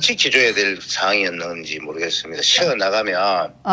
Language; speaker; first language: Korean; native; Korean